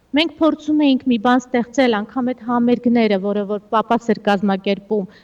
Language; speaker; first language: Armenian; early bilingual, heritage; Armenian